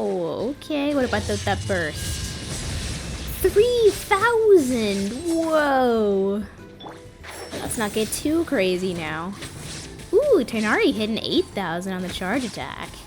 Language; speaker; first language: English; native; English